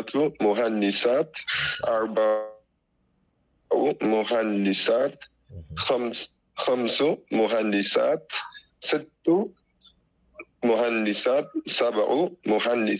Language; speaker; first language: Arabic; non-native, learner; English